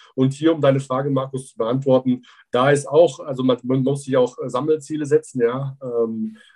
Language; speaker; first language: German; native; German